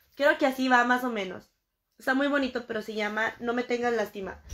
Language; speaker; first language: Spanish; native; Spanish